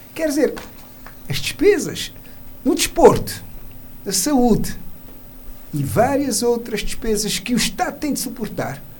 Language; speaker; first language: Portuguese; non-native, local second language; Kabuverdianu